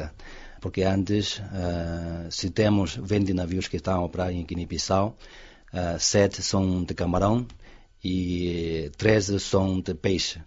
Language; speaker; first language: Portuguese; non-native, fluent; Chinese